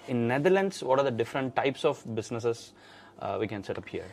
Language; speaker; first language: English; non-native, local second language; Tamil